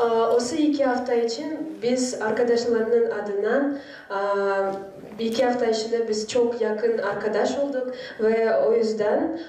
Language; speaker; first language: Turkish; non-native, learner; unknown